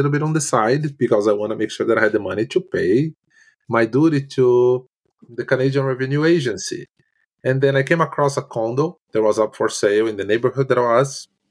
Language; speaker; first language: English; non-native, fluent; Portuguese